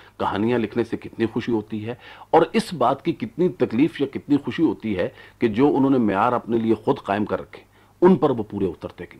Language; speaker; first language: Urdu; non-native, local second language; Punjabi